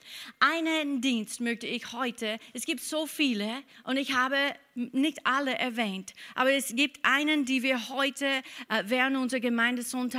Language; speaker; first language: German; non-native, fluent; English